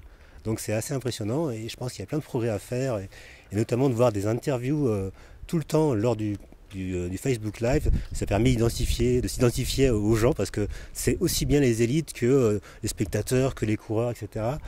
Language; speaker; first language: French; native; French